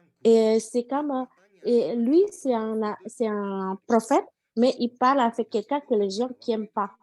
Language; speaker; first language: French; non-native, learner; Indonesian